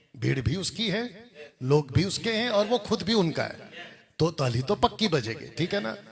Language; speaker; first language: Hindi; non-native, local second language; Telugu